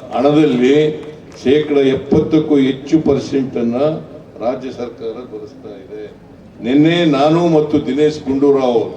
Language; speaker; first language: Kannada; native; Kannada